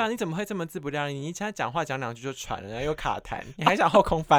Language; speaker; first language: Chinese; native; Chinese